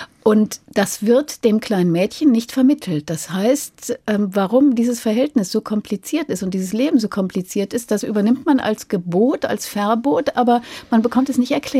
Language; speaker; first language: German; native; German